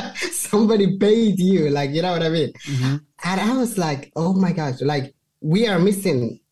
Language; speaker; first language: English; non-native, fluent; Somali